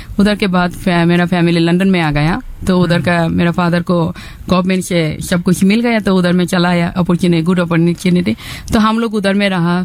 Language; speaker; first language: Hindi; non-native, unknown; Bangla